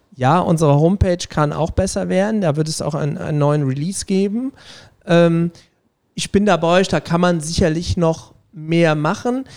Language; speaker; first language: German; native; German